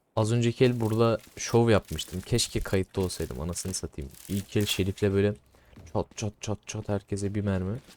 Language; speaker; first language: Turkish; native; Turkish